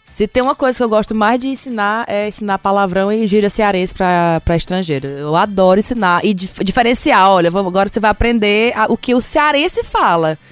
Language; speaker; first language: Portuguese; native; Portuguese